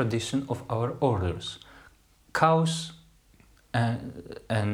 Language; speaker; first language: English; non-native, fluent; Polish